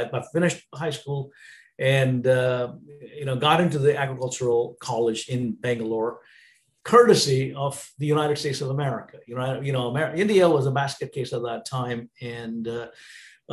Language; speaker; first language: English; non-native, local second language; Tamil